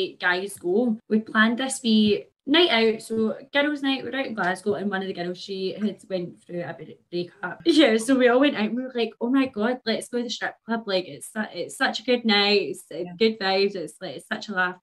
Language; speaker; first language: English; native; English